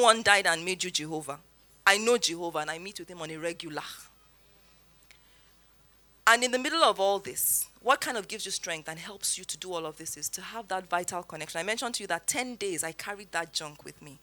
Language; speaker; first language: English; non-native, local second language; Yoruba